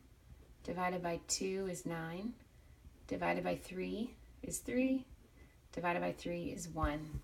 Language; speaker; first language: English; native; English